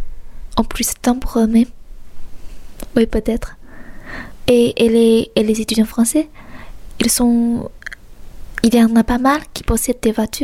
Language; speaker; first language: French; non-native, fluent; Chinese